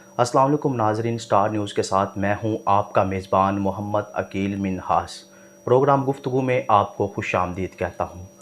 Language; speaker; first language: Urdu; non-native, local second language; Punjabi